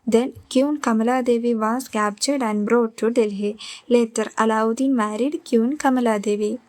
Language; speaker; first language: English; non-native, local second language; Malayalam